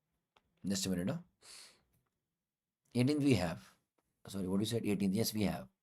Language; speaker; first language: English; non-native, local second language; Hindi